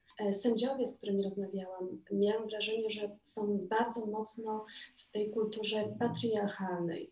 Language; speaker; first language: Polish; native; Polish